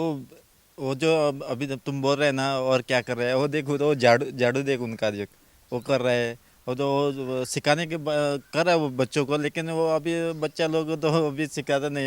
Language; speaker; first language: Hindi; non-native, local second language; Konkani